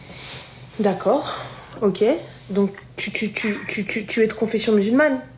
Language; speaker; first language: French; native; French